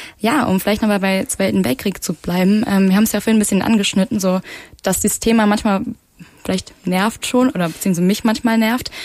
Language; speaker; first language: German; native; German